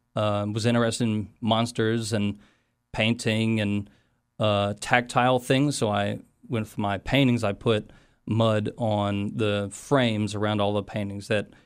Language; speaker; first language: English; native; English